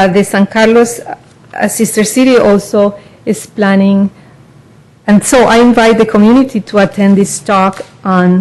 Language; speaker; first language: English; non-native, fluent; Spanish